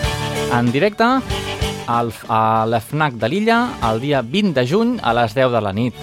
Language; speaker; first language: Catalan; native; Catalan